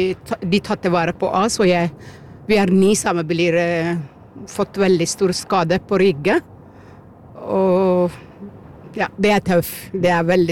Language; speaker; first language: Norwegian; non-native, learner; Amharic